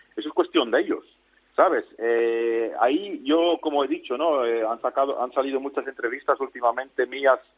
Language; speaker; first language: Spanish; non-native, fluent; Dutch